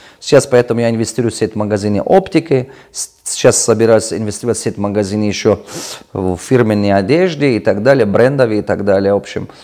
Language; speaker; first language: Russian; non-native, local second language; Tajik